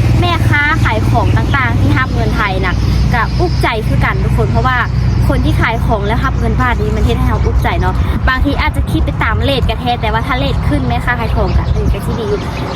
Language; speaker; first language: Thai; non-native, learner; Lao